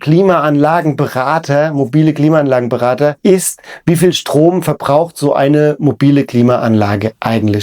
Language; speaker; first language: German; native; German